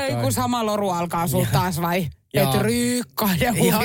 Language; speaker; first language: Finnish; native; Finnish